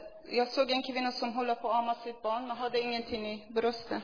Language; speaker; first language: Swedish; non-native, fluent; Persian